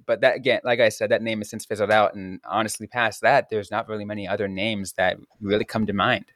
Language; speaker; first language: English; native; English